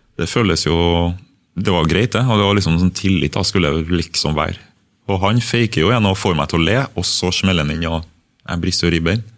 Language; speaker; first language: Norwegian; early bilingual, other home language; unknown